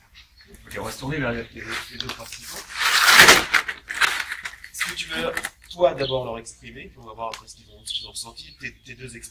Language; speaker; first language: French; native; French